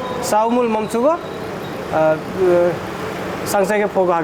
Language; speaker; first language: Korean; non-native, learner; Nepali